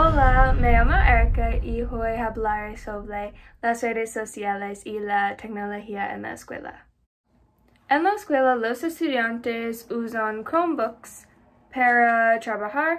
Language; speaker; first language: Spanish; non-native, learner; English